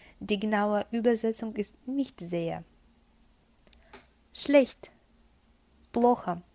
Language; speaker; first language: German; non-native, fluent; Russian